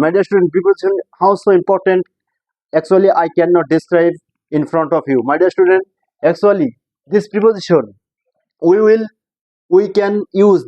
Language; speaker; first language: English; non-native, local second language; Bangla